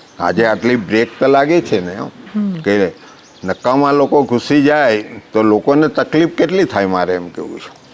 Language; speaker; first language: Gujarati; non-native, local second language; Vasavi